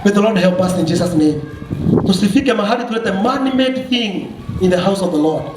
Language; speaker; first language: English; non-native, local second language; Swahili